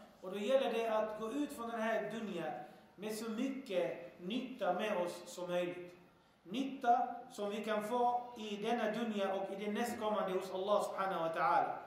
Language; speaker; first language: Swedish; early bilingual, other home language; Arabic